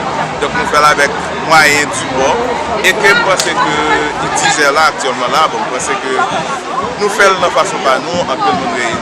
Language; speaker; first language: French; non-native, local second language; Haitian Creole